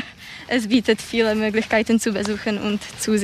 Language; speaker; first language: German; non-native, learner; Czech